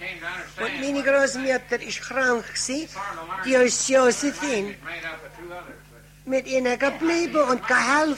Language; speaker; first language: German; early bilingual, heritage; German